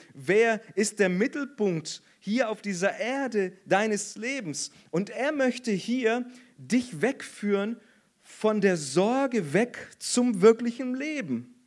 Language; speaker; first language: German; non-native, fluent; Portuguese